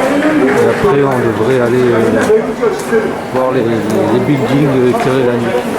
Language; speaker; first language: French; native; French